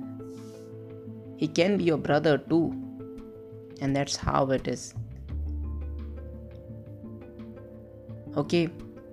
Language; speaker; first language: English; non-native, local second language; Hindi